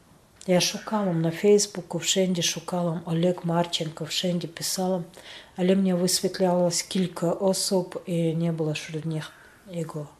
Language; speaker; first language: Polish; non-native, learner; Chechen